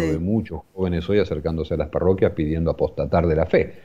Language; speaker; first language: Spanish; native; Spanish